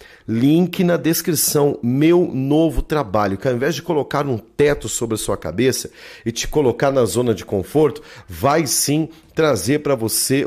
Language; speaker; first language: Portuguese; native; Portuguese